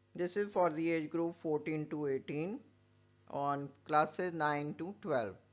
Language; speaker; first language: English; non-native, local second language; Punjabi